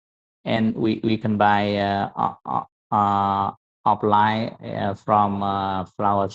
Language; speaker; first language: English; non-native, learner; Vietnamese